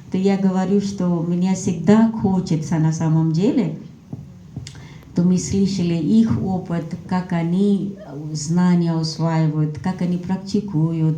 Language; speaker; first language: Russian; non-native, fluent; Hindi